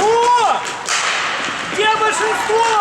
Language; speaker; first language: Russian; native; Russian